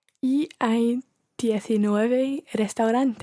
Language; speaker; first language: Spanish; non-native, learner; English